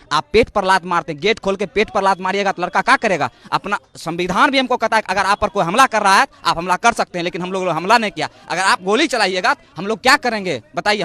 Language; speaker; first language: Hindi; native; Hindi